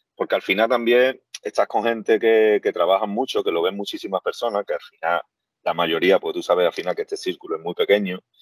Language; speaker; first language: Spanish; native; Spanish